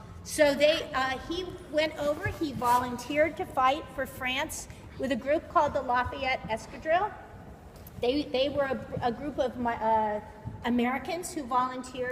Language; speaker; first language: English; native; English